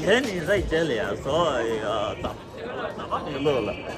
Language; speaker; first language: Chinese; non-native, learner; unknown